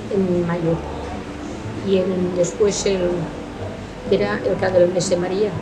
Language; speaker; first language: Spanish; non-native, local second language; Catalan